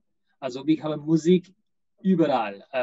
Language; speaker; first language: German; non-native, fluent; Spanish